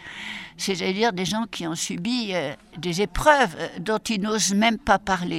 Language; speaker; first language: French; native; French